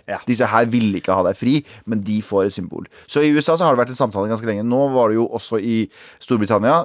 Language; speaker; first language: Norwegian; early bilingual, other home language; Kurdish